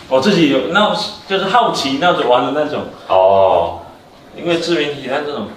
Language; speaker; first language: Chinese; native; Chinese